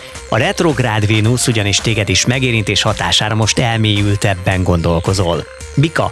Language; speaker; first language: Hungarian; native; Hungarian